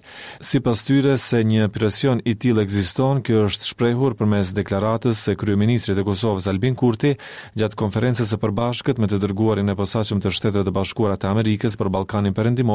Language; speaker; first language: Albanian; native; Albanian